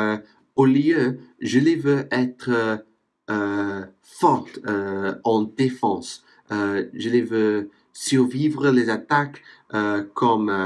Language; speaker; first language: French; non-native, fluent; English